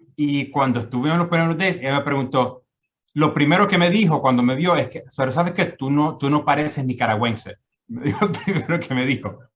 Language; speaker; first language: Spanish; native; Spanish